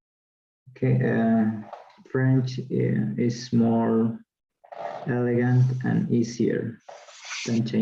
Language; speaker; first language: English; non-native, learner; Spanish